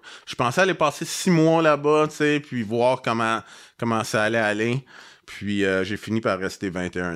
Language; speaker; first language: French; native; French